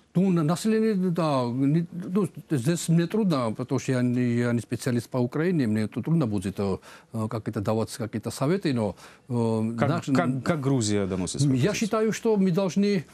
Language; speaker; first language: Russian; non-native, local second language; Georgian